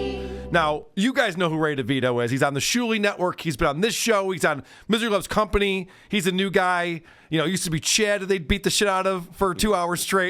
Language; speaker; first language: English; native; English